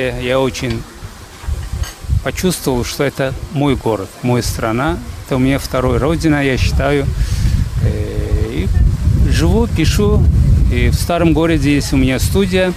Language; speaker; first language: Russian; non-native, fluent; Azerbaijani